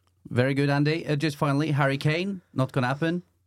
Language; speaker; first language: English; non-native, fluent; Norwegian